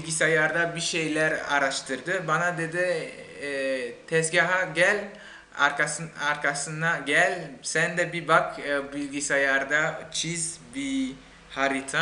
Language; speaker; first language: Turkish; non-native, fluent; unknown